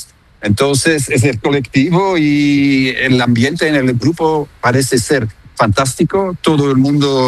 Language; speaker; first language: Spanish; non-native, fluent; Dutch